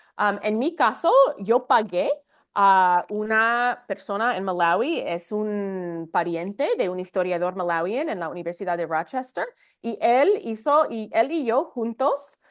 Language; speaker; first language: Spanish; non-native, fluent; English